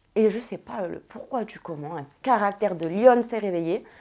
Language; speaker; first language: French; native; French